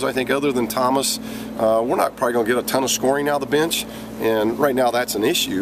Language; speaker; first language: English; native; English